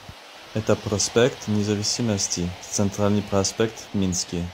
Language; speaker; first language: Russian; non-native, learner; French